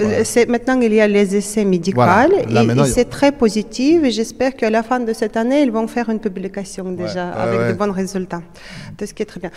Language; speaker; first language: French; non-native, fluent; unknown